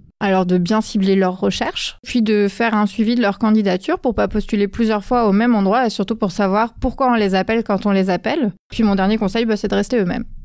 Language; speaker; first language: French; native; French